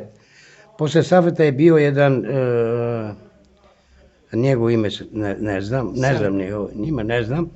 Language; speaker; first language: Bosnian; non-native, local second language; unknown